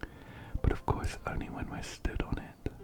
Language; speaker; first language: English; native; English